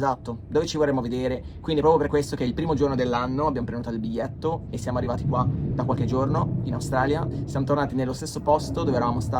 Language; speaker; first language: Italian; native; Italian